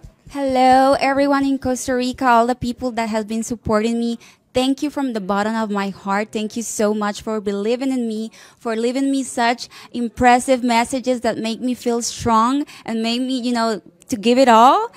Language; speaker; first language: English; non-native, fluent; Spanish